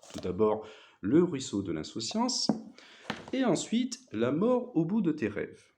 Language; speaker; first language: French; native; French